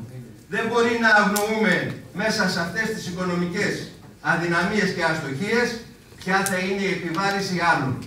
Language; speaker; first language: Greek; native; Greek